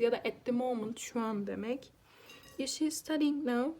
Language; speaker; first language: English; non-native, fluent; Turkish